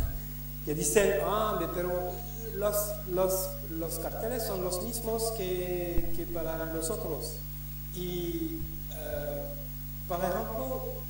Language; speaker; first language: Spanish; non-native, learner; French